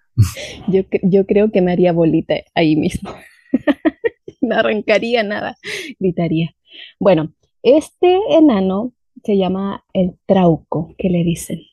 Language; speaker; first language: Spanish; native; Spanish